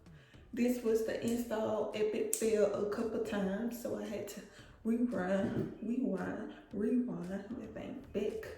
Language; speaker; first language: English; native; English